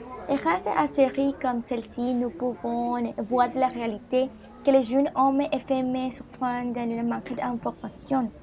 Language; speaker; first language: French; non-native, learner; Spanish